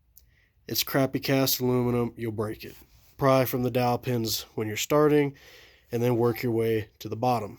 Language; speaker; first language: English; native; English